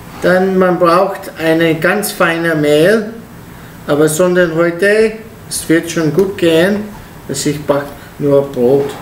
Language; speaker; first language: German; non-native, learner; Italian